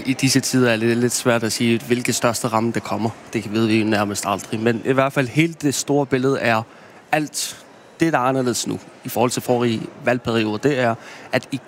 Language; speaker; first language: Danish; non-native, local second language; Kalaallisut